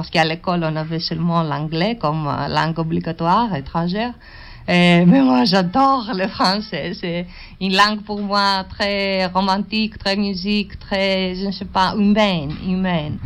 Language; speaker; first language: French; non-native, learner; Greek